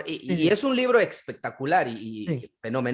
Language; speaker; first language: Spanish; native; Spanish